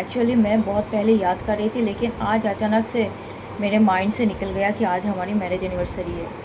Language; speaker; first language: Hindi; non-native, local second language; Bangla